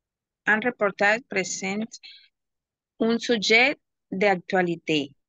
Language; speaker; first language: French; non-native, learner; Spanish